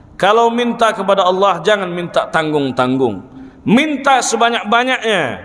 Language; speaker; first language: Malay; non-native, local second language; Banjar